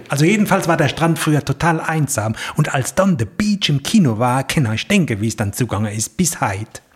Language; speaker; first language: German; native; German